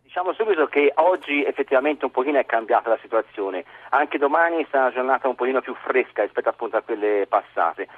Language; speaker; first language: Italian; native; Italian